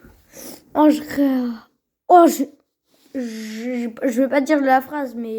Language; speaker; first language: French; native; French